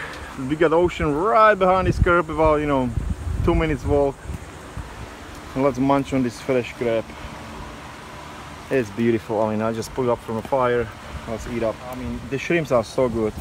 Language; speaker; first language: English; non-native, fluent; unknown